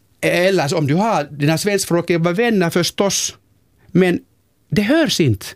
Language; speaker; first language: Swedish; non-native, local second language; Finnish